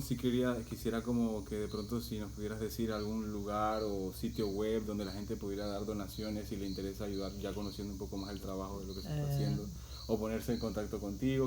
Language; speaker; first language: Spanish; native; Spanish